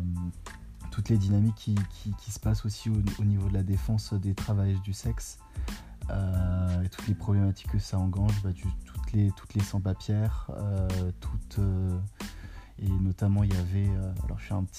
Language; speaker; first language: French; native; French